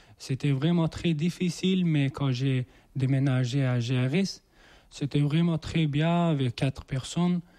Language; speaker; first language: French; non-native, learner; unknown